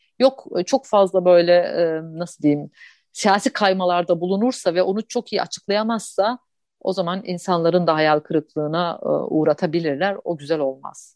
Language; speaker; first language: Turkish; early bilingual, heritage; Turkish